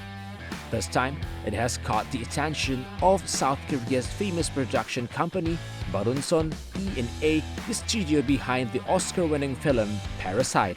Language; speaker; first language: English; non-native, fluent; Indonesian